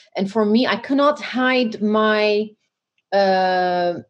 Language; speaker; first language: English; non-native, fluent; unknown